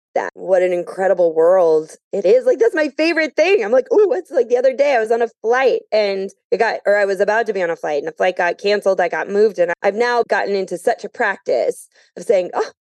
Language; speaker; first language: English; native; English